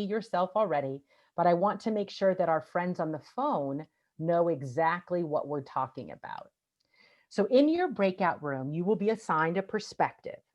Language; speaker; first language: English; native; English